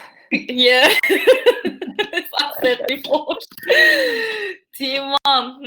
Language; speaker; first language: English; non-native, learner; Turkish